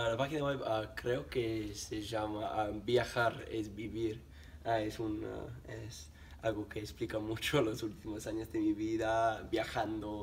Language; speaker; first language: Spanish; non-native, learner; English